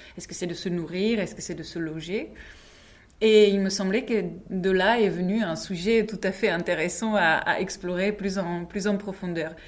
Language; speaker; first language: French; non-native, fluent; Czech